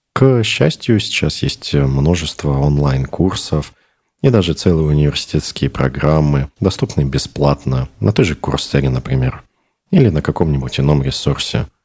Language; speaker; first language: Russian; native; Russian